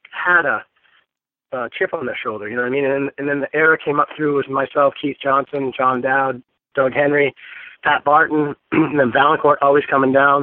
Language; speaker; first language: English; native; English